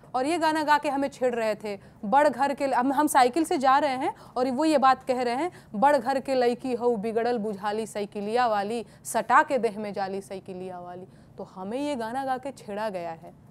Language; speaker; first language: Hindi; native; Hindi